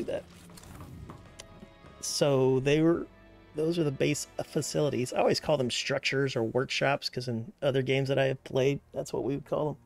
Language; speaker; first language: English; native; English